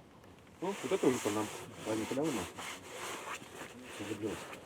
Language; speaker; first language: Russian; native; Russian